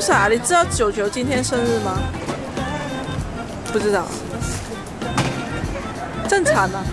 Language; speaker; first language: Chinese; non-native, fluent; Cantonese